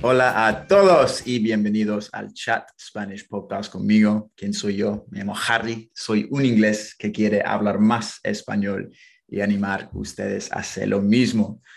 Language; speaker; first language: Spanish; non-native, fluent; English